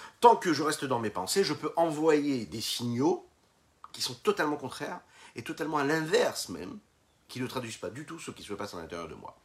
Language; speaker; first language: French; native; French